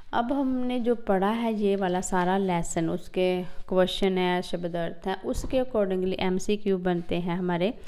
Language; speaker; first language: Hindi; non-native, local second language; Punjabi